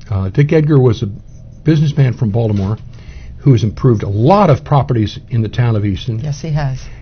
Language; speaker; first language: English; native; English